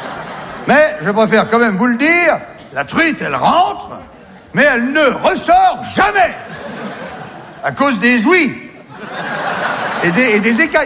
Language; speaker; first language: French; native; French